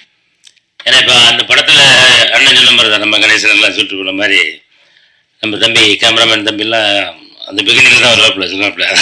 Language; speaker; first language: Tamil; native; Tamil